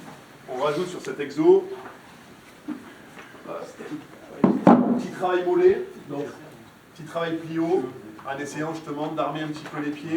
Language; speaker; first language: French; native; French